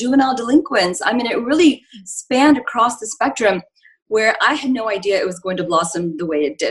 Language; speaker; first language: English; native; English